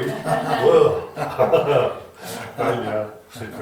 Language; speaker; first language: French; non-native, learner; English